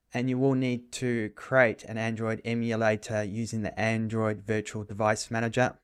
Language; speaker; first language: English; native; English